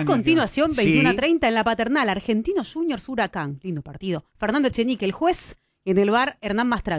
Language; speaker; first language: Spanish; native; Spanish